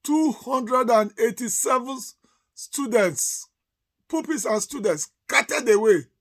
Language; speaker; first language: English; non-native, local second language; Yoruba